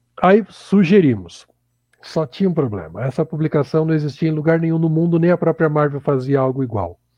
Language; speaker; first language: Portuguese; native; Portuguese